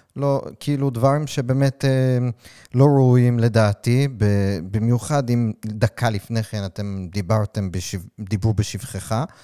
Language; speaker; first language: Hebrew; native; Hebrew